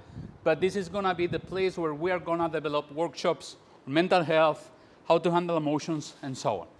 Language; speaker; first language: English; non-native, fluent; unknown